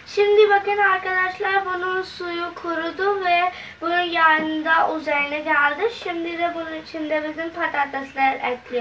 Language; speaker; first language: Turkish; non-native, learner; Urdu